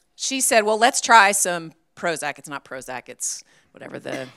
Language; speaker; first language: English; native; English